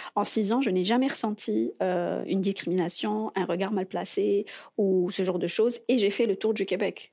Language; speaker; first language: French; non-native, local second language; Arabic